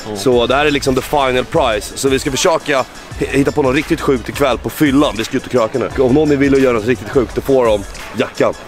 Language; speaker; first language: Swedish; native; Swedish